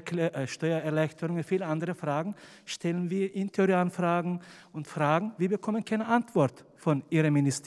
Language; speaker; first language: German; non-native, fluent; Turkish